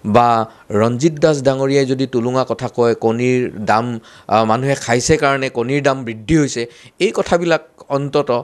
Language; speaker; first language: Assamese; native; Assamese